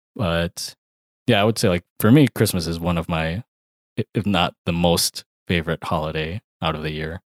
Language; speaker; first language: English; early bilingual, other home language; Filipino